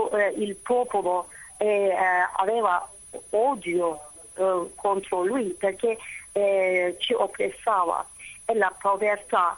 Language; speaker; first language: Italian; non-native, fluent; Turkish